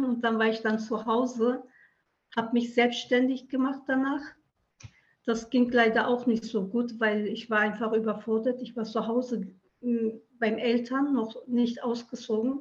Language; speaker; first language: German; early bilingual, other home language; Turkish